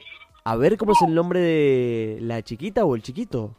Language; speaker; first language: Spanish; native; Spanish